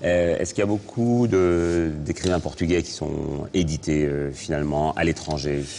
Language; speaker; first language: French; native; French